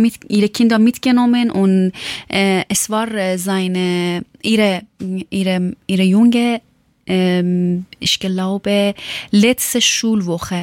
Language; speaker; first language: German; non-native, learner; Persian